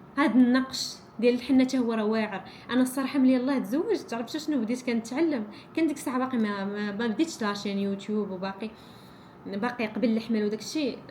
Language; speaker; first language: Arabic; native; Arabic